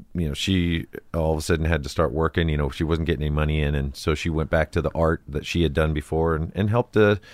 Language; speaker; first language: English; native; English